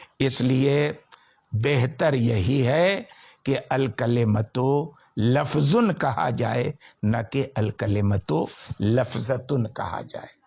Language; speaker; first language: Urdu; native; Urdu